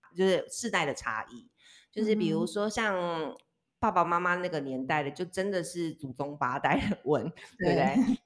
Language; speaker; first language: Chinese; native; Chinese